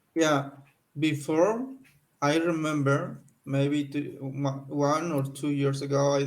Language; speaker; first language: English; non-native, learner; Spanish